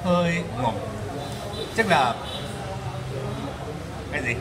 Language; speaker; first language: Vietnamese; non-native, learner; Japanese